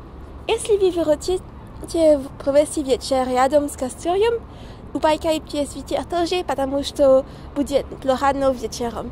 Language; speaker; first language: Russian; non-native, learner; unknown